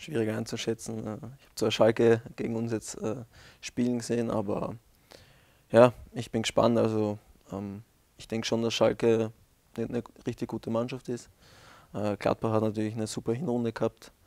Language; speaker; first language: German; native; German